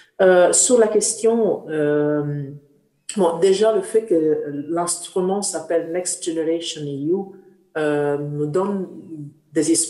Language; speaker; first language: French; non-native, fluent; Italian